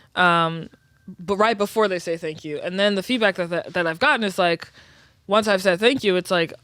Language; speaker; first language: English; native; English